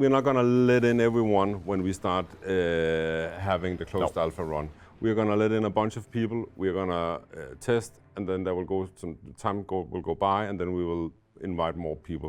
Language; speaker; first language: English; non-native, fluent; Danish